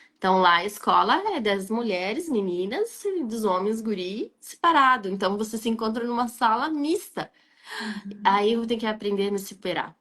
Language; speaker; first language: Portuguese; non-native, fluent; Arabic